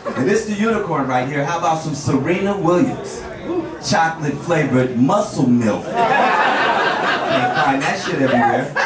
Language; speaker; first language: English; native; English